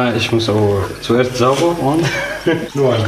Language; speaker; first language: German; non-native, learner; Arabic